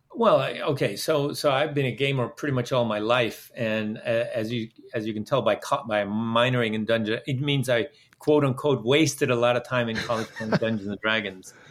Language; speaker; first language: English; early bilingual, other home language; Dutch